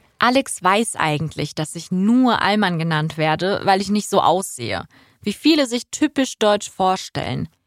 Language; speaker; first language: German; early bilingual, other home language; Persian